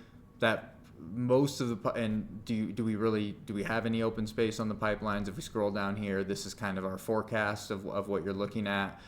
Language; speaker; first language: English; native; English